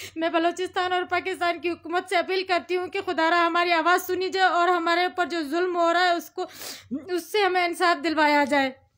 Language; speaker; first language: Urdu; non-native, local second language; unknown